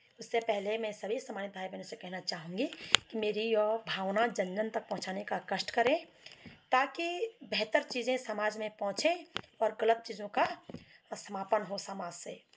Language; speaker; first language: Hindi; non-native, local second language; Garhwali